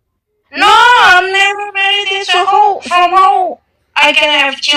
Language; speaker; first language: English; non-native, learner; Indonesian